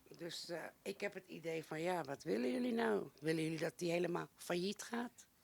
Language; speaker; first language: Dutch; native; Dutch